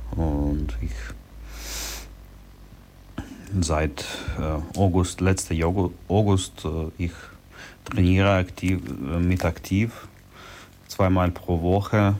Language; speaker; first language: German; non-native, learner; Ukrainian